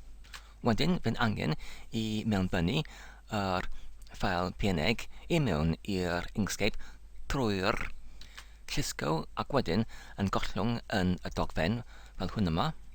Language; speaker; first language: Welsh; non-native, learner; English